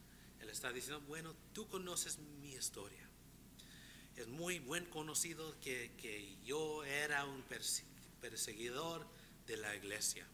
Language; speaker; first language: Spanish; non-native, fluent; English